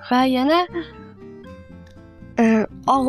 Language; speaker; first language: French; non-native, learner; Uzbek